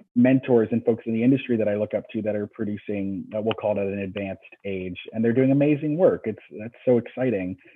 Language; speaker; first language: English; native; English